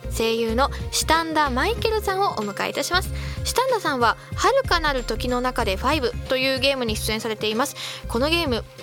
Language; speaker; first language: Japanese; native; Japanese